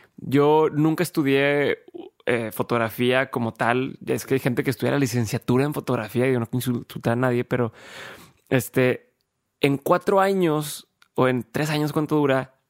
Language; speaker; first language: Spanish; native; Spanish